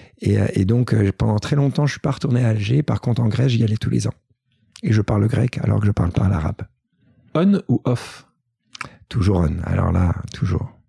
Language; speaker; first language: French; early bilingual, other home language; Greek